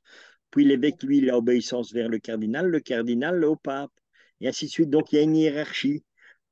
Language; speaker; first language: French; native; French